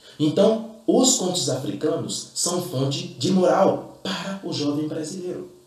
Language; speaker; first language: Portuguese; non-native, fluent; Fon